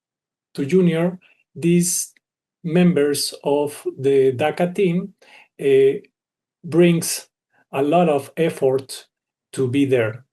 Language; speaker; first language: English; non-native, learner; Spanish